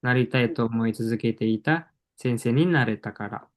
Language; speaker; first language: Japanese; non-native, fluent; Indonesian